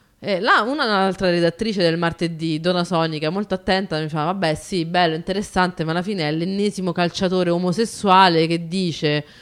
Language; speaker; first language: Italian; native; Italian